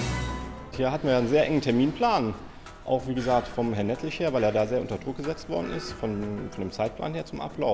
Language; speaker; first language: German; native; German